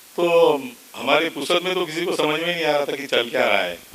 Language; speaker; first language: Hindi; non-native, local second language; Marathi